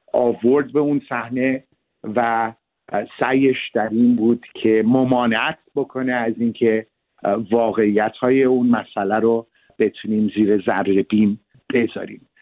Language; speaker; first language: Persian; early bilingual, heritage; Persian